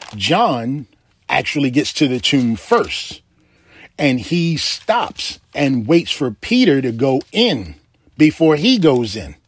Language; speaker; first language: English; native; English